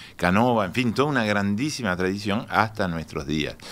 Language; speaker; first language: Spanish; native; Spanish